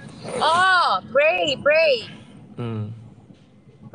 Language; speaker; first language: English; non-native, learner; Indonesian